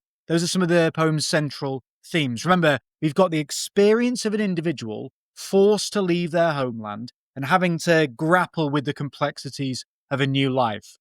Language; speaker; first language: English; native; English